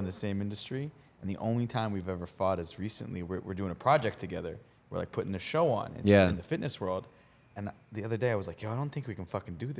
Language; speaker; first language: English; native; English